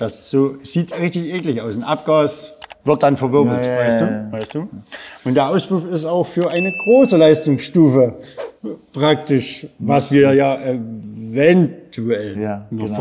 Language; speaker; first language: German; native; German